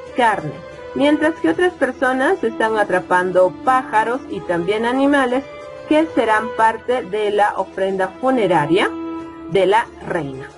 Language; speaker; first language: Spanish; native; Spanish